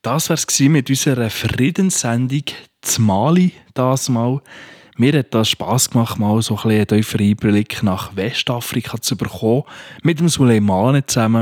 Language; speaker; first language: German; native; German